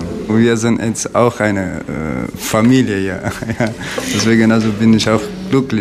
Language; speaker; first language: German; non-native, fluent; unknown